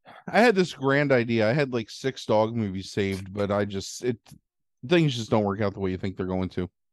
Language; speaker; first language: English; native; English